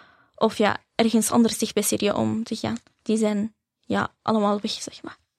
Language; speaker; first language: Dutch; early bilingual, other home language; Arabic